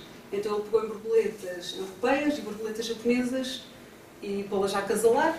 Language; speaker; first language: Portuguese; native; Portuguese